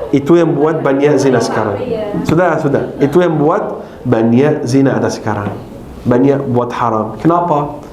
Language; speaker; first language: Malay; non-native, fluent; Arabic